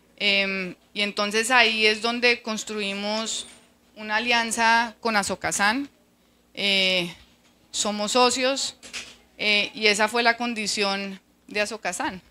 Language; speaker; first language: Spanish; native; Spanish